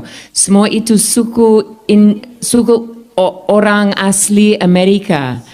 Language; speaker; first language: Indonesian; non-native, fluent; English